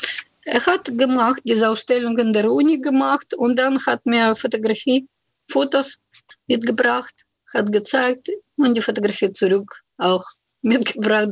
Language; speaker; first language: German; non-native, fluent; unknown